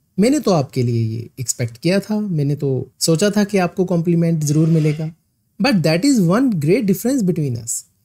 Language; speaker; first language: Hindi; non-native, local second language; Punjabi